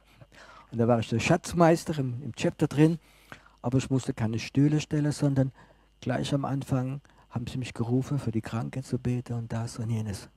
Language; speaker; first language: German; non-native, fluent; French